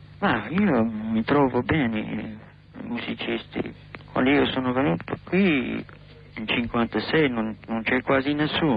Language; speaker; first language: Italian; non-native, learner; English